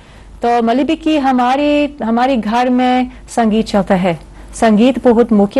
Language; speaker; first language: Hindi; non-native, learner; English